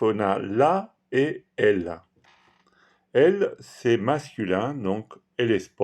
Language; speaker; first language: French; non-native, fluent; Italian